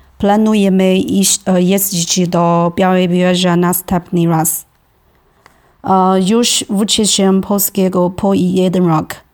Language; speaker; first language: Polish; non-native, learner; Chinese